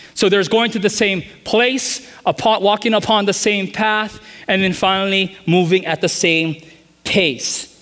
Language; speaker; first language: English; native; English